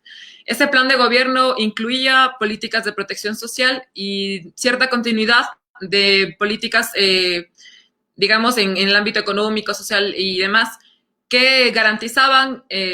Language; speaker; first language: Spanish; native; Spanish